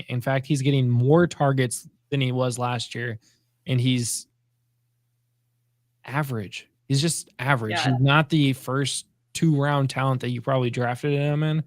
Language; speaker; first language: English; native; English